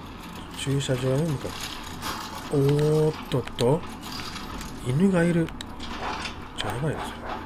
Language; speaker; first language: Japanese; native; Japanese